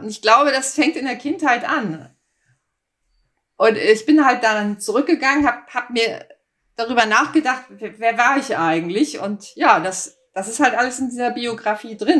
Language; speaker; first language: German; native; German